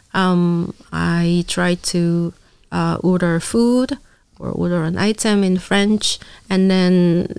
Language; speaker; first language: English; non-native, fluent; Korean